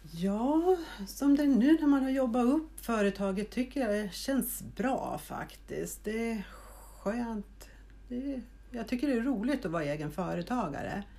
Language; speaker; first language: Swedish; native; Swedish